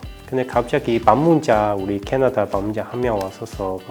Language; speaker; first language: Korean; non-native, learner; Chinese